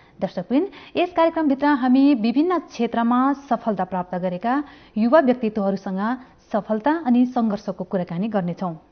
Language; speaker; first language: Nepali; native; Nepali